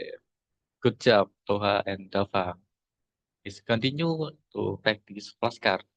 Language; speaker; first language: English; non-native, learner; Indonesian